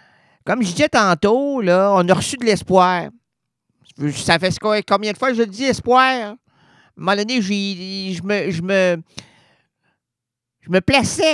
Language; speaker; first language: French; native; French